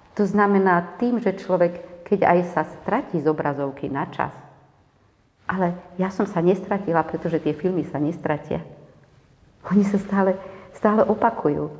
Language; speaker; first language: Slovak; non-native, local second language; Hungarian